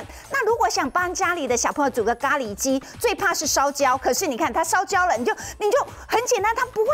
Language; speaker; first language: Chinese; native; Chinese